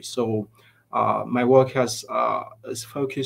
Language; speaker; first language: English; non-native, local second language; Igbo